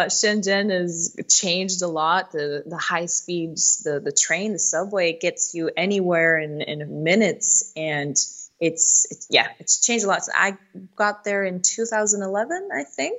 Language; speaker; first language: English; early bilingual, other home language; Spanish